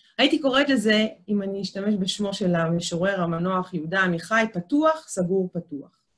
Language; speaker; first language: Hebrew; native; Hebrew